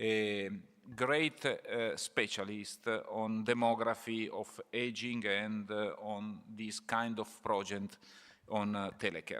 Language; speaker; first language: English; non-native, fluent; Italian